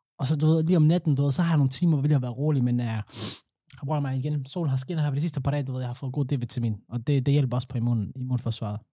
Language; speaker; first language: Danish; early bilingual, other home language; Somali